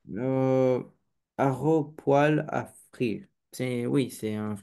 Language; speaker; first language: French; non-native, learner; Romanian